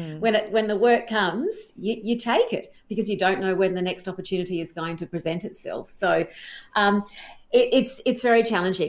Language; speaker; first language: English; native; English